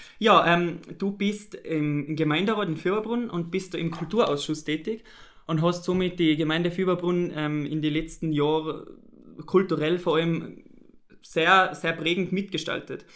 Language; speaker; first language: German; native; German